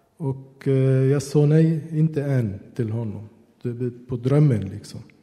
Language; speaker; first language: Swedish; non-native, fluent; Arabic